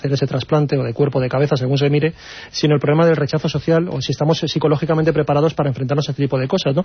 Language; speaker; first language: Spanish; native; Spanish